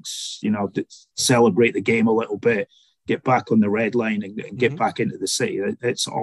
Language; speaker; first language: English; native; English